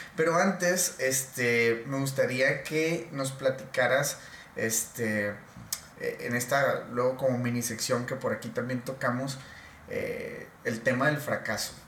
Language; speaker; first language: Spanish; native; Spanish